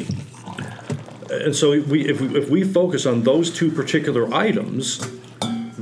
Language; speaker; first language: English; native; English